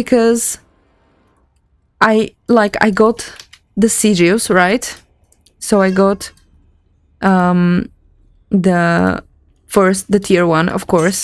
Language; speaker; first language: English; non-native, fluent; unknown